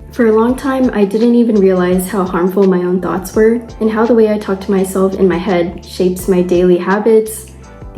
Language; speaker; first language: English; native; English